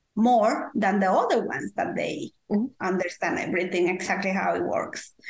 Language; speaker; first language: English; non-native, fluent; Spanish